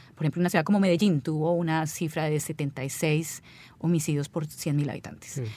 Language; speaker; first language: Spanish; native; Spanish